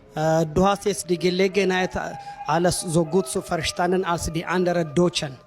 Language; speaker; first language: German; non-native, learner; Amharic